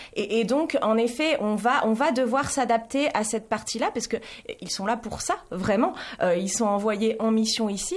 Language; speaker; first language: French; native; French